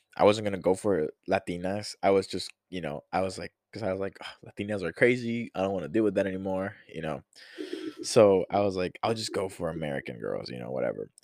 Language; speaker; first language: English; non-native, fluent; Spanish